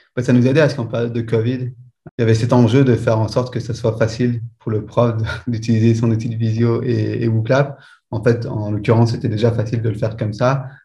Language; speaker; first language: French; native; French